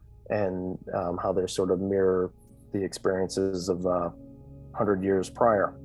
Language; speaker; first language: English; native; English